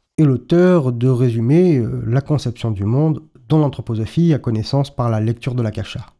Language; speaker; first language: French; native; French